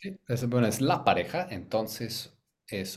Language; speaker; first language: Spanish; non-native, learner; English